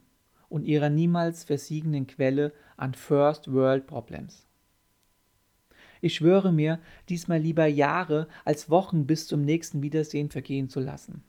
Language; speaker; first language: German; native; German